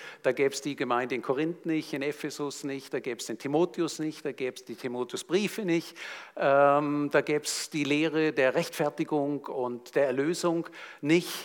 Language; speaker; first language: German; native; German